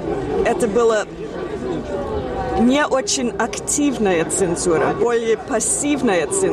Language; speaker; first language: Russian; non-native, fluent; English